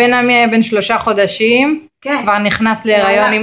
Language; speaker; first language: Hebrew; native; Hebrew